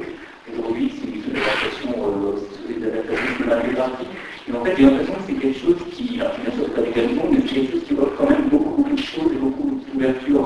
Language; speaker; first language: French; native; French